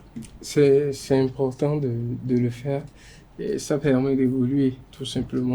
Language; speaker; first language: French; non-native, local second language; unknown